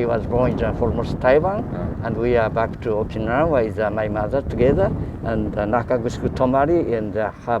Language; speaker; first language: English; non-native, learner; Japanese